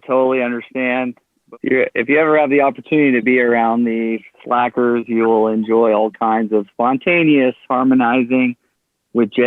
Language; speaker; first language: English; native; English